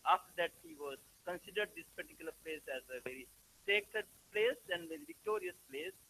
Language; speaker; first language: English; non-native, local second language; Sinhala